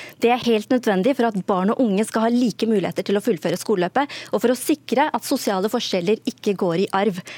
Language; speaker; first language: Norwegian; early bilingual, other home language; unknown